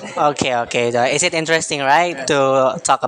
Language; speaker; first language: English; non-native, learner; Indonesian